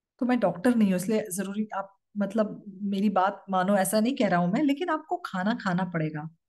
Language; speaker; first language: Hindi; non-native, fluent; Korean